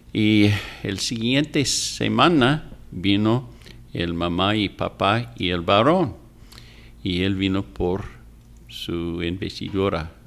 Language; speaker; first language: Spanish; non-native, fluent; English